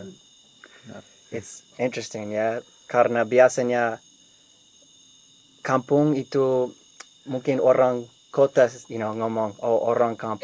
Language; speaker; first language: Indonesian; non-native, learner; English